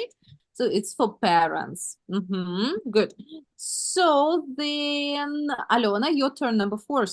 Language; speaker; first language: English; non-native, fluent; Russian